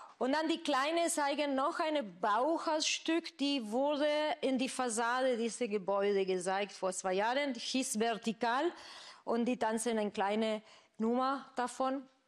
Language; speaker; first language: German; non-native, fluent; Spanish